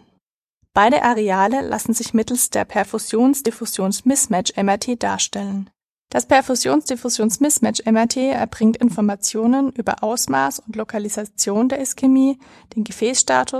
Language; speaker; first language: German; native; German